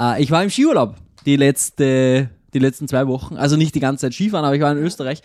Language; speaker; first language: German; native; German